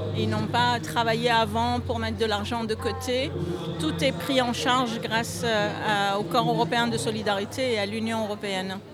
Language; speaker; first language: French; native; French